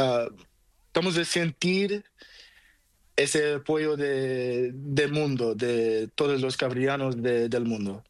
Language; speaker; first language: Spanish; non-native, learner; Portuguese